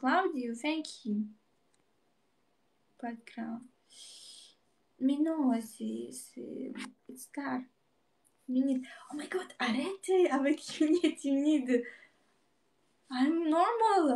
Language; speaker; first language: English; non-native, learner; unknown